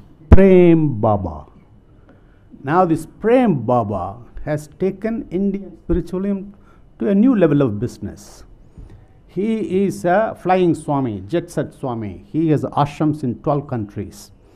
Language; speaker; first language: English; non-native, local second language; Tamil